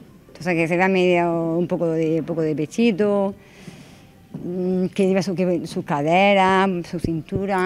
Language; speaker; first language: Spanish; native; Spanish